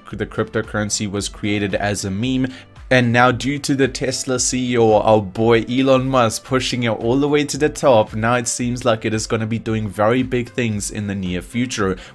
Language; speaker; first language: English; native; English